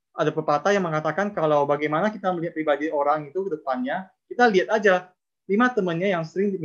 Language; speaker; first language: Indonesian; non-native, local second language; Chinese